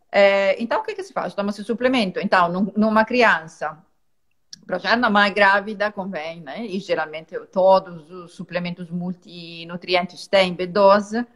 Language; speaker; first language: Portuguese; non-native, fluent; Italian